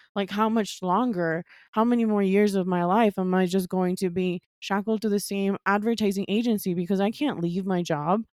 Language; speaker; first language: English; non-native, fluent; Spanish